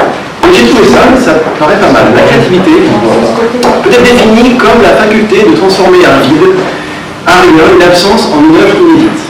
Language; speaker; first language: French; native; French